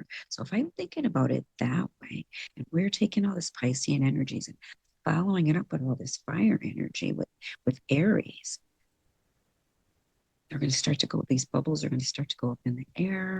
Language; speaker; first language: English; native; English